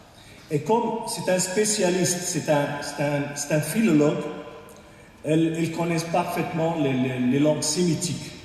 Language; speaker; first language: French; non-native, local second language; Arabic